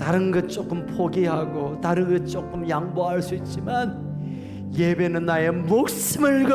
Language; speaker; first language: Korean; native; Korean